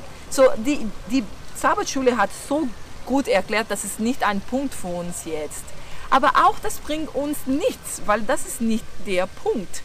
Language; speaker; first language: German; non-native, learner; Portuguese